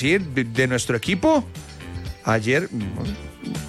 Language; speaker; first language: Spanish; native; Spanish